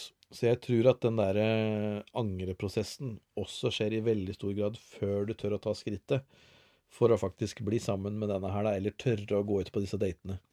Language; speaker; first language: Norwegian; native; Norwegian